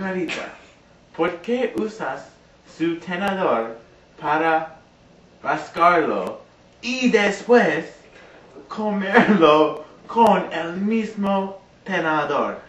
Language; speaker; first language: Spanish; non-native, learner; English